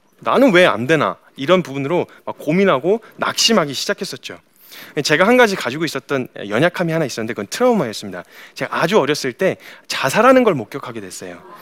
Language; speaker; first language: Korean; native; Korean